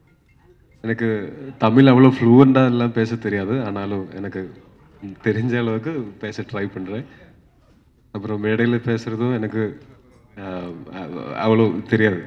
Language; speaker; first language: Tamil; non-native, learner; Malayalam